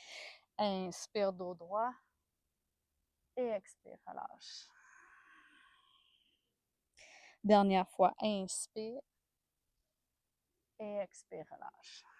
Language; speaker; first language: French; native; French